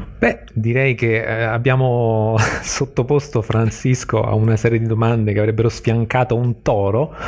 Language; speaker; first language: Italian; native; Italian